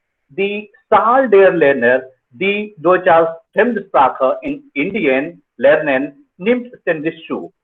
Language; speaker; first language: German; non-native, fluent; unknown